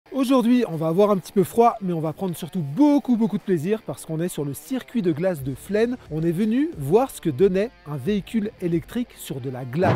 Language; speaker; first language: French; native; French